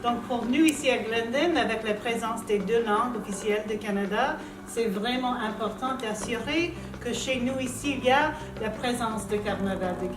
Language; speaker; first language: French; non-native, local second language; English